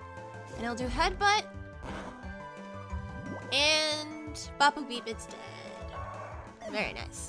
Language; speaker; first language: English; native; English